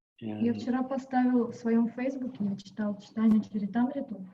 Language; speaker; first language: Russian; native; Russian